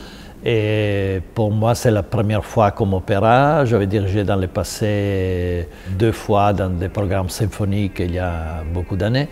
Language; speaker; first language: French; non-native, fluent; Italian